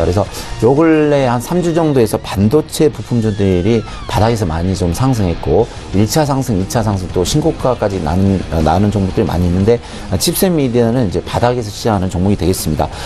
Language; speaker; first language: Korean; native; Korean